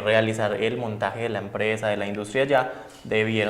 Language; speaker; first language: Spanish; native; Spanish